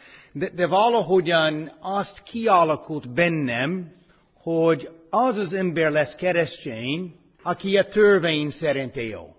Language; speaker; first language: Hungarian; non-native, fluent; English